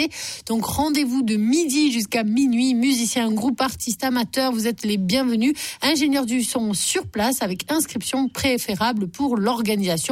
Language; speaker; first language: French; native; French